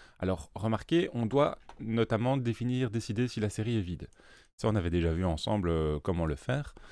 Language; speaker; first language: French; native; French